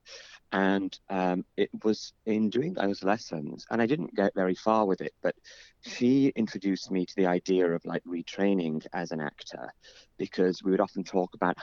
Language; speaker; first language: English; native; English